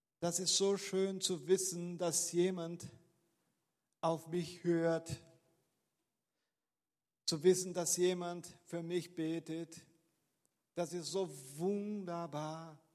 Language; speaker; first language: German; non-native, fluent; Portuguese